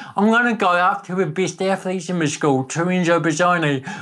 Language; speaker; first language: English; native; English